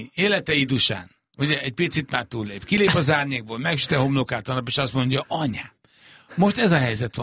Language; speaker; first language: Hungarian; native; Hungarian